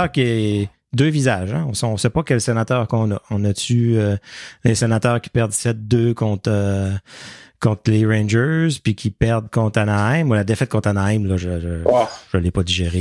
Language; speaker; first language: French; native; French